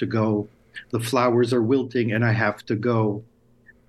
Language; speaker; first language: English; native; English